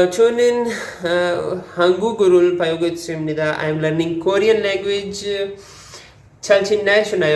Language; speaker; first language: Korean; non-native, learner; Urdu